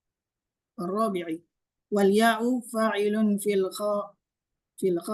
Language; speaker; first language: Arabic; non-native, learner; Indonesian